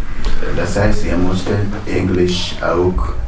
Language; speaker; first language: German; non-native, fluent; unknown